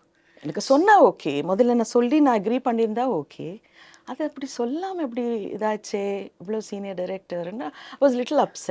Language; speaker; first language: Tamil; non-native, local second language; Telugu